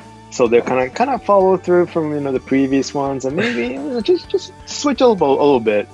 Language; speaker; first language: English; non-native, fluent; Japanese